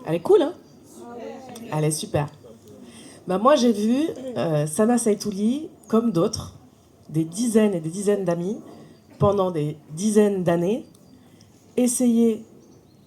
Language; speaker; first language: French; native; French